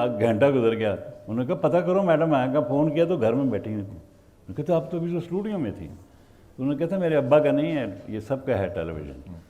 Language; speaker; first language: Urdu; native; Urdu